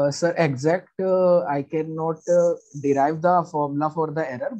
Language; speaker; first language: English; non-native, local second language; Hindi